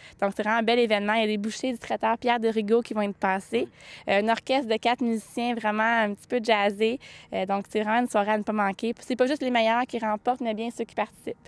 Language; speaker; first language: French; native; French